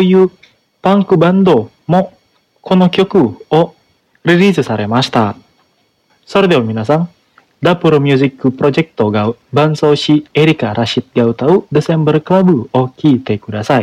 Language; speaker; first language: Japanese; non-native, fluent; Indonesian